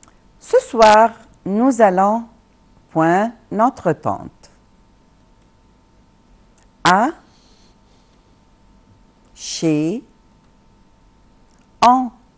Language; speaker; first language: French; non-native, fluent; Arabic